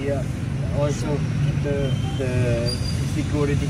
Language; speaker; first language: English; non-native, learner; German